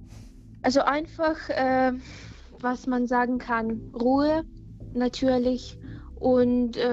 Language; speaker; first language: German; non-native, fluent; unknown